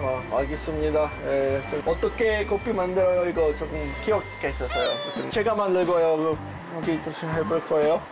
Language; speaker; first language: Korean; non-native, learner; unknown